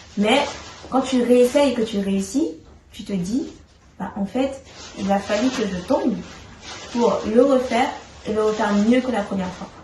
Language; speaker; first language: French; native; French